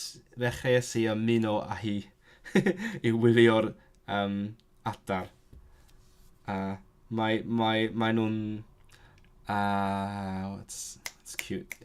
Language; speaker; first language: Welsh; non-native, learner; Cantonese